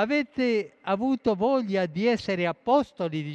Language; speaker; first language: Italian; non-native, fluent; Spanish